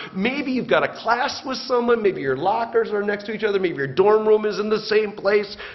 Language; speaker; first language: English; native; English